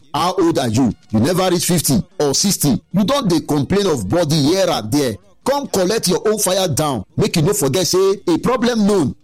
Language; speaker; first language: Nigerian Pidgin; non-native, local second language; Yoruba